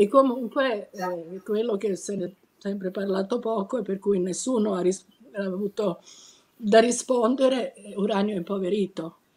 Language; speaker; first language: Italian; non-native, fluent; Serbian